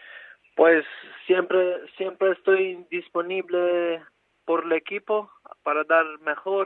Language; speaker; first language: Spanish; non-native, fluent; Albanian